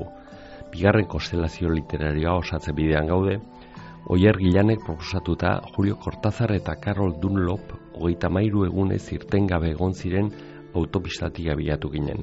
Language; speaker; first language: Basque; native; Basque